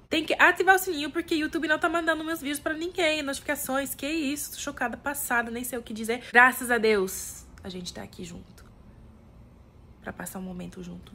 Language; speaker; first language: Portuguese; non-native, fluent; French